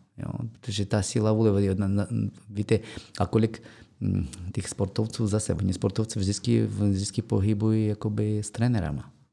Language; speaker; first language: Czech; non-native, fluent; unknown